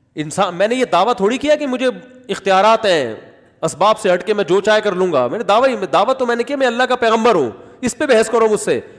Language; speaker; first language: Urdu; native; Urdu